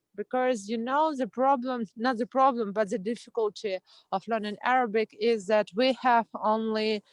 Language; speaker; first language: English; non-native, fluent; Russian